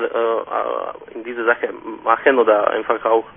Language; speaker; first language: German; non-native, fluent; Slovak